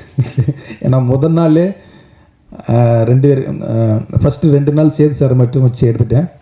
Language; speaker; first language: Tamil; native; Tamil